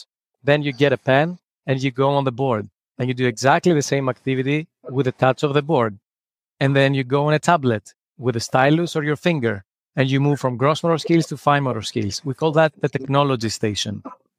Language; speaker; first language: English; non-native, fluent; Greek